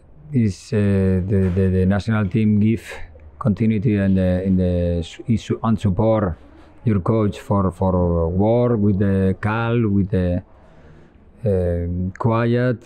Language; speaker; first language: English; non-native, learner; Spanish